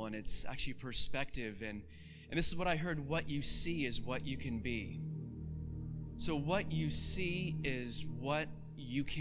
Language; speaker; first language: English; native; English